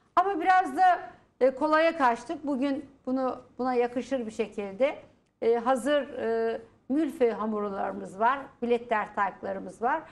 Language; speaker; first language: Turkish; native; Turkish